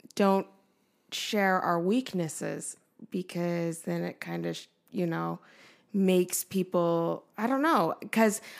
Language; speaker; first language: English; native; English